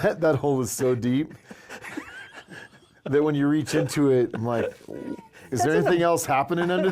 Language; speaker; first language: English; native; English